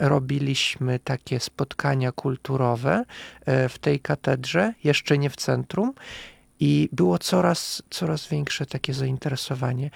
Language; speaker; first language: Polish; non-native, fluent; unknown